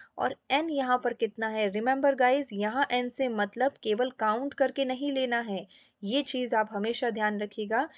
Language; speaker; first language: Hindi; native; Hindi